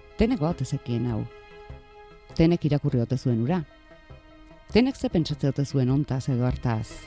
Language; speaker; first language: Basque; native; Basque